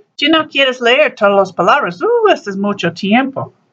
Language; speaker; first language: Spanish; non-native, learner; English